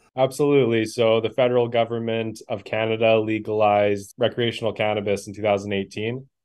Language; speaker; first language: English; native; English